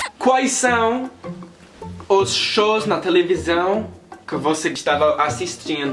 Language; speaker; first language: Portuguese; non-native, learner; English